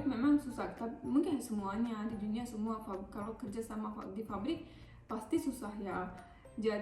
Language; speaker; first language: Indonesian; non-native, learner; Turkish